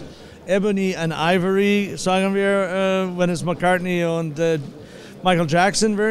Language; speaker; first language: German; non-native, fluent; English